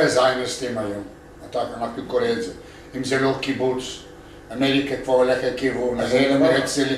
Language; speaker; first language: Hebrew; non-native, learner; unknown